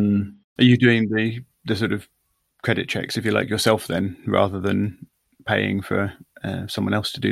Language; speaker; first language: English; native; English